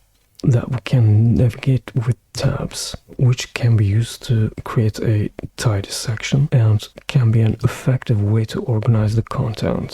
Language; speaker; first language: English; non-native, fluent; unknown